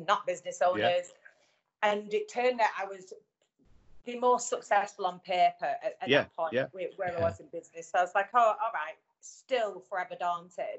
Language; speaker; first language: English; native; English